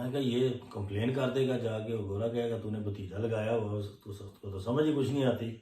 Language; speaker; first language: Urdu; non-native, local second language; Punjabi